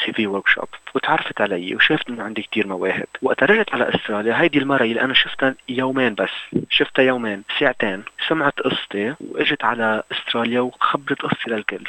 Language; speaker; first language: Arabic; native; Arabic